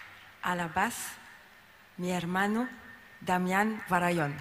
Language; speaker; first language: Spanish; non-native, learner; French